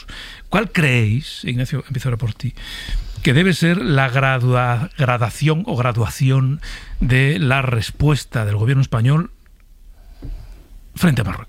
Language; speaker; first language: Spanish; native; Spanish